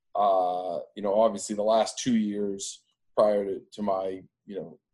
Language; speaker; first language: English; native; English